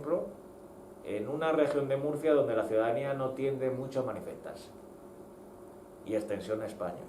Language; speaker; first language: Spanish; native; Spanish